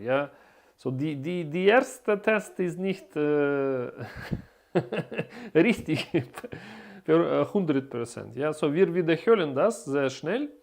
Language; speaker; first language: German; non-native, learner; Russian